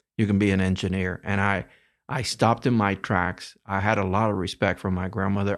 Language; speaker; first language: English; early bilingual, other home language; Spanish